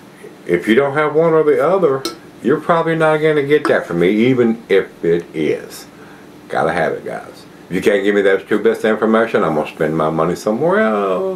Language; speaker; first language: English; native; English